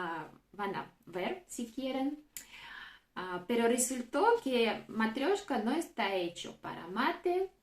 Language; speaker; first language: Spanish; non-native, fluent; Russian